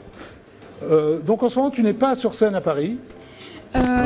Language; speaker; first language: French; native; French